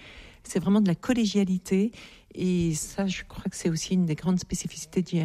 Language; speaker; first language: French; native; French